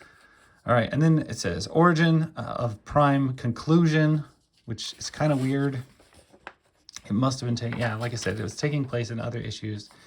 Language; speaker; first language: English; native; English